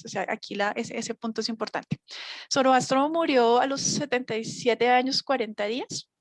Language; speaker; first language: Spanish; native; Spanish